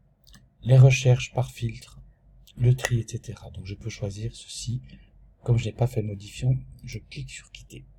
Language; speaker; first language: French; native; French